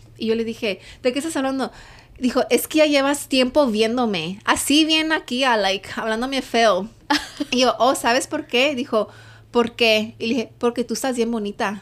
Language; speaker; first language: Spanish; early bilingual, heritage; Spanish